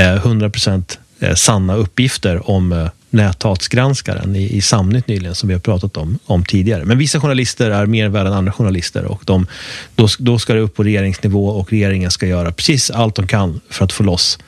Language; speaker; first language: Swedish; native; Swedish